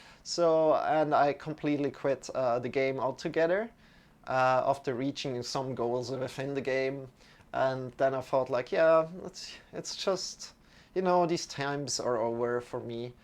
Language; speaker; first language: English; non-native, fluent; German